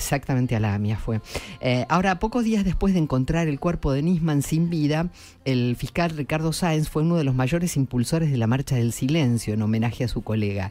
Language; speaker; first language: Spanish; native; Spanish